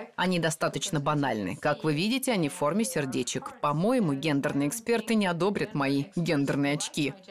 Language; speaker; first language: Russian; non-native, fluent; Swedish